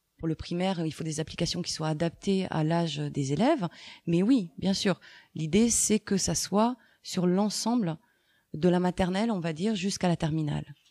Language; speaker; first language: French; native; French